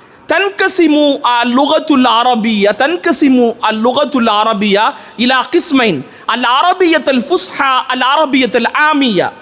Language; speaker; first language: Arabic; non-native, fluent; Tamil